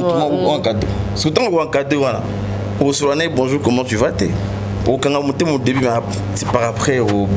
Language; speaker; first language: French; non-native, local second language; Lingala